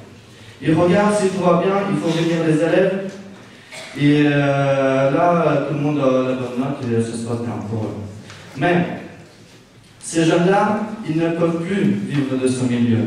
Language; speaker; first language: French; non-native, fluent; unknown